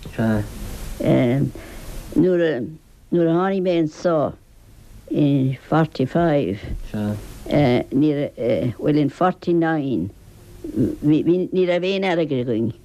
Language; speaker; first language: Irish; native; Irish